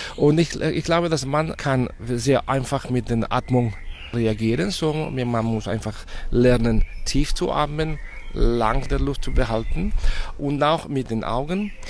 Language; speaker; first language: German; non-native, fluent; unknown